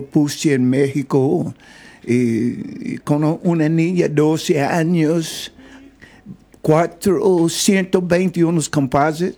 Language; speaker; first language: Spanish; non-native, learner; English